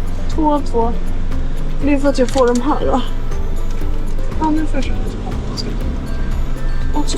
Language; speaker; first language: Swedish; native; Swedish